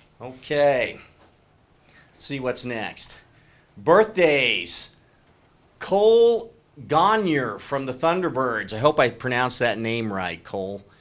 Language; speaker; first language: English; native; English